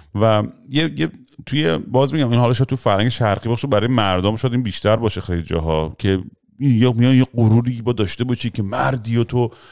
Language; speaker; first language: Persian; early bilingual, heritage; Persian